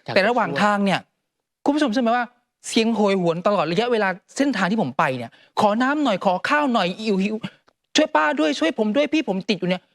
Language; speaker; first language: Thai; native; Thai